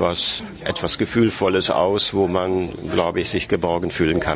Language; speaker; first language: German; native; German